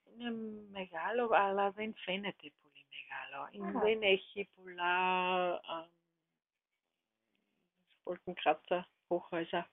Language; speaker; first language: Greek; non-native, learner; German